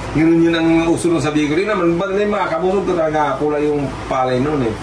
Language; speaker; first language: Filipino; non-native, local second language; Bikol